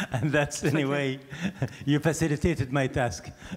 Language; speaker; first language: English; non-native, fluent; Arabic